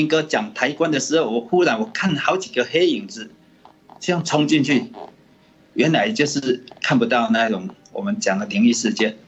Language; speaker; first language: Chinese; native; Chinese